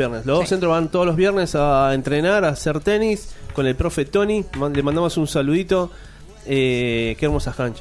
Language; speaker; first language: Spanish; native; Spanish